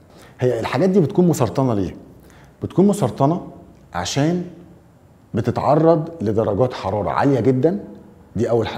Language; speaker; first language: Arabic; native; Arabic